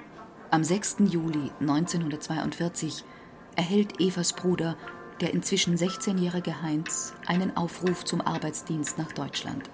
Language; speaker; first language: German; native; German